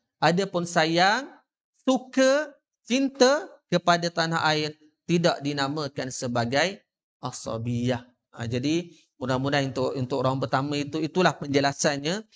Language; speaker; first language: Malay; native; Malay